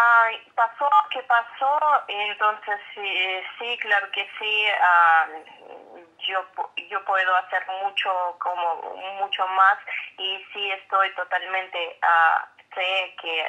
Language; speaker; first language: Spanish; non-native, fluent; Russian